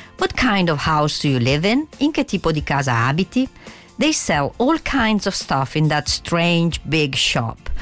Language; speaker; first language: English; non-native, fluent; Italian